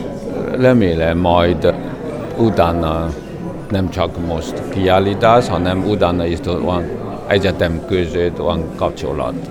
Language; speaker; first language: Hungarian; non-native, learner; Chinese